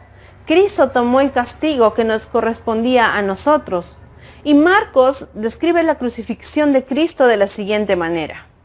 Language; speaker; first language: Spanish; native; Spanish